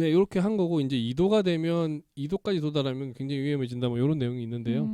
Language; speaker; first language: Korean; native; Korean